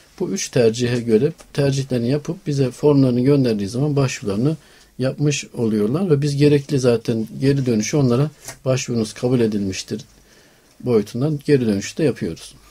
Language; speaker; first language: Turkish; native; Turkish